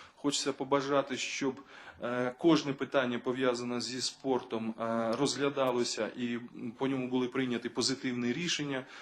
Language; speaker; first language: Ukrainian; native; Ukrainian